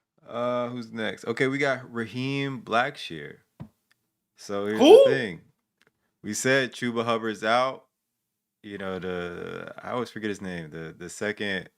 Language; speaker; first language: English; native; English